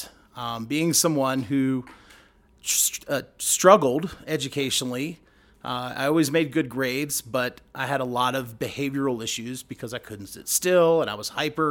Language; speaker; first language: English; native; English